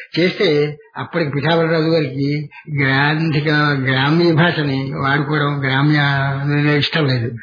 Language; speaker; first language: Telugu; native; Telugu